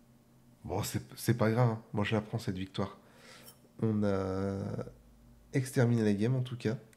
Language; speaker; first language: French; native; French